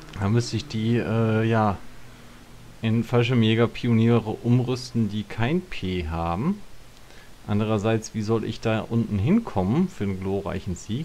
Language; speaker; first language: German; native; German